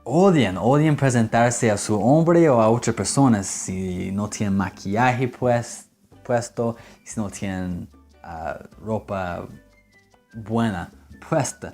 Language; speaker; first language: Spanish; non-native, fluent; English